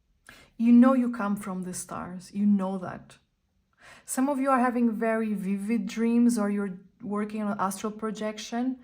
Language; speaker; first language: English; non-native, fluent; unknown